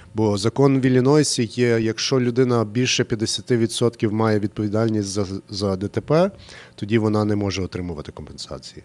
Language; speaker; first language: Ukrainian; early bilingual, heritage; Ukrainian